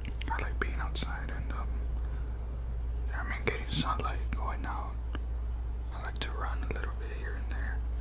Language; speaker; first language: English; early bilingual, other home language; Spanish